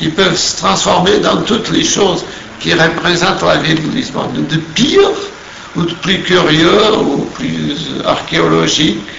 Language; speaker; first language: French; non-native, fluent; Portuguese